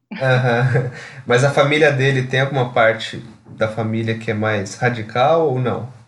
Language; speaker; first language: Portuguese; native; Portuguese